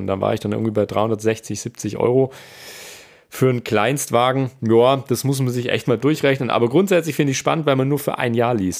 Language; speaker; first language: German; native; German